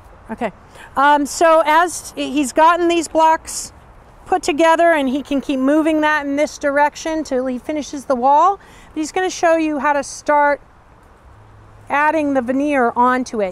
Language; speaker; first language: English; native; English